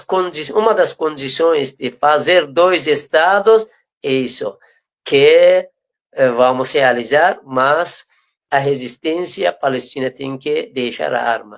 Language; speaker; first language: Portuguese; non-native, fluent; Persian